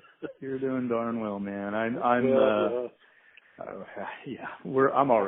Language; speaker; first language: English; native; English